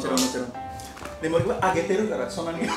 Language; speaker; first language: Japanese; non-native, learner; Indonesian